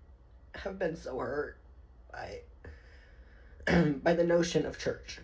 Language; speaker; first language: English; native; English